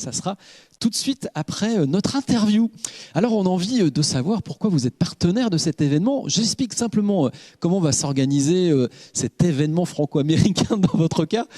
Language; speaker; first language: French; native; French